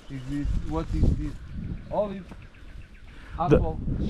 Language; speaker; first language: English; non-native, learner; Portuguese